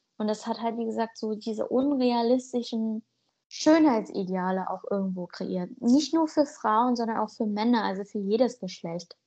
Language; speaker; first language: German; native; German